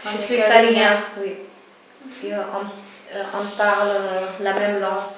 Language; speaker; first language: French; early bilingual, other home language; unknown